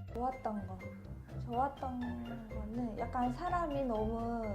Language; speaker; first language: Korean; non-native, fluent; Japanese